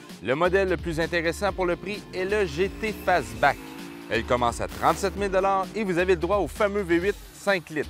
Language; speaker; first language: French; native; French